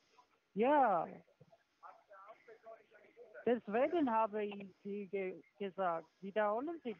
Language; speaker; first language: German; non-native, learner; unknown